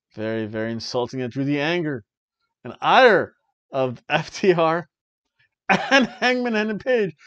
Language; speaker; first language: English; native; English